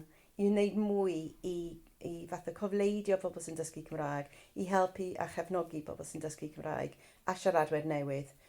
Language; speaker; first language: Welsh; non-native, fluent; English